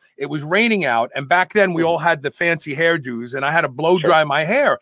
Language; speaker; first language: English; native; English